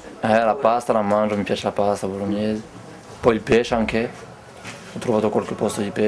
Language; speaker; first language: Italian; non-native, fluent; French